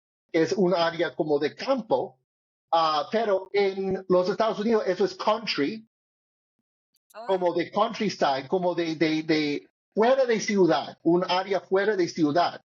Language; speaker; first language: Spanish; non-native, learner; English